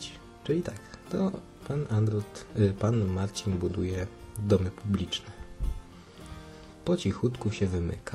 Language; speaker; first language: Polish; native; Polish